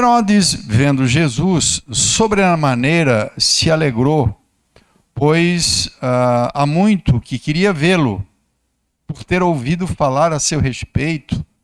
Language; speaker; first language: Portuguese; native; Portuguese